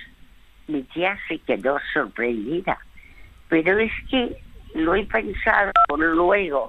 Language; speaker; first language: Spanish; early bilingual, other home language; French